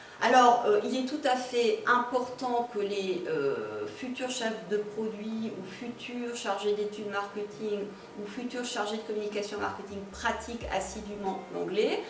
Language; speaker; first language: French; native; French